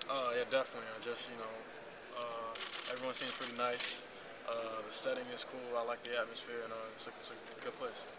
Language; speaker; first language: English; native; English